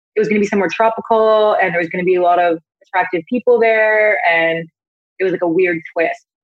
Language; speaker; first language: English; native; English